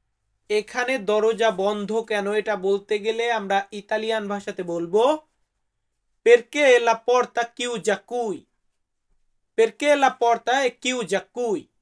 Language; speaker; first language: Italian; non-native, learner; Bangla